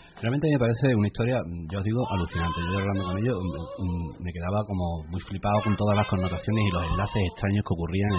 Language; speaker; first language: Spanish; native; Spanish